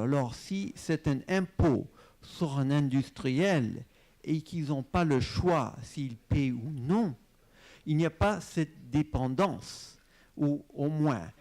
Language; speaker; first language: French; non-native, fluent; English